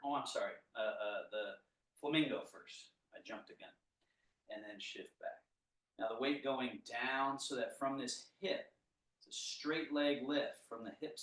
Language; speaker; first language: English; native; English